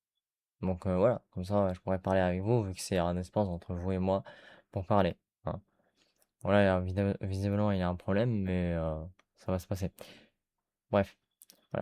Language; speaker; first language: French; native; French